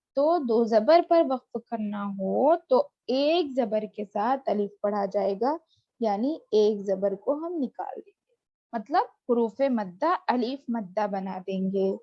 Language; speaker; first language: Urdu; native; Urdu